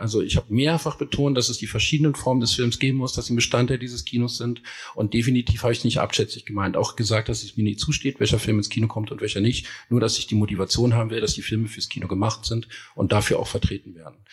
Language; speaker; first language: German; native; German